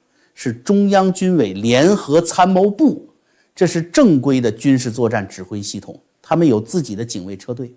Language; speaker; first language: Chinese; native; Chinese